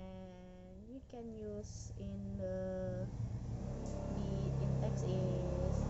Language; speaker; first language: English; non-native, learner; Indonesian